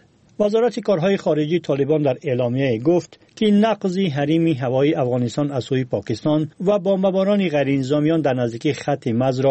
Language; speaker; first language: Persian; native; Persian